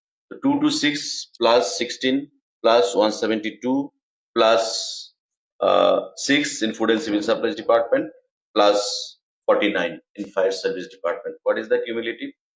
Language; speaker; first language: English; non-native, local second language; Bangla